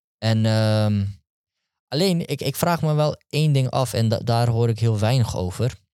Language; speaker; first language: Dutch; early bilingual, other home language; Turkish